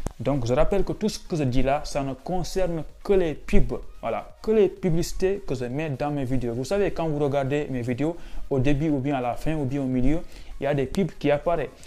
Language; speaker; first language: French; non-native, local second language; Wolof